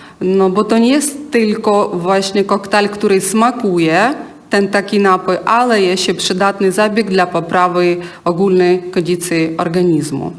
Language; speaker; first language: Polish; non-native, learner; Ukrainian